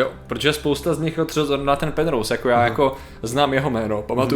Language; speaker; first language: Czech; native; Czech